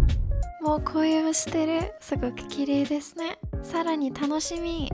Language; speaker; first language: Japanese; non-native, fluent; English